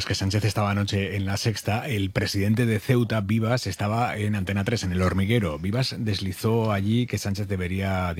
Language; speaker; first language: Spanish; native; Spanish